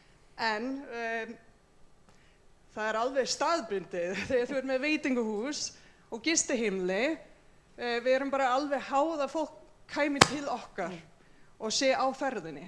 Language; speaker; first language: Icelandic; non-native, fluent; English